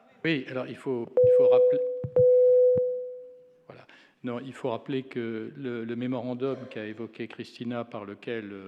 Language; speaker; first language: French; native; French